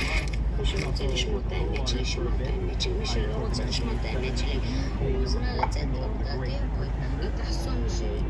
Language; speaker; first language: Hebrew; native; Hebrew